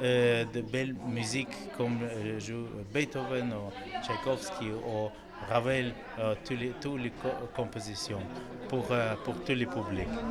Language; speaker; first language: French; non-native, learner; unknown